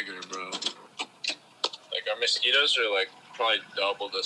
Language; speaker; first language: English; native; English